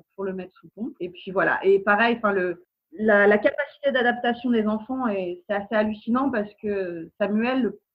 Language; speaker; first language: French; native; French